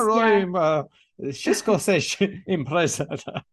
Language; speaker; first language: Polish; non-native, learner; English